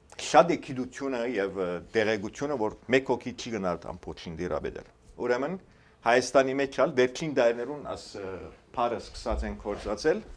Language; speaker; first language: Armenian; early bilingual, heritage; Armenian